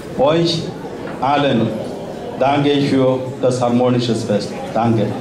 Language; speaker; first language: German; non-native, fluent; Malayalam